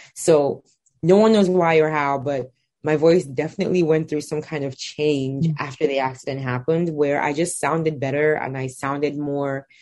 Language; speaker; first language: English; non-native, local second language; Igbo